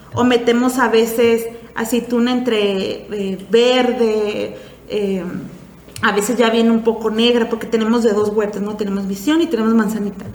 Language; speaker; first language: Spanish; native; Spanish